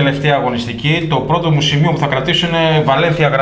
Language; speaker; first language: Greek; native; Greek